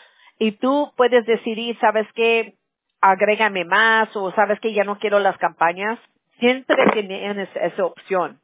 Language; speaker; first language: Spanish; early bilingual, heritage; Spanish